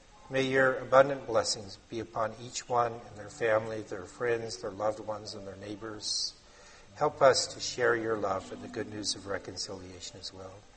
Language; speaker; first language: English; native; English